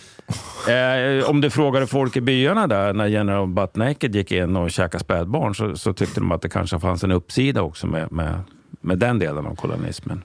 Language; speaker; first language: Swedish; native; Swedish